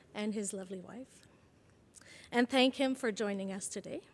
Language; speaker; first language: English; non-native, local second language; French